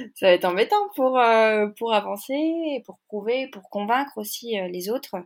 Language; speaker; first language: French; native; French